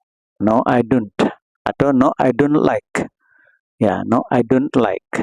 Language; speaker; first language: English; non-native, learner; Indonesian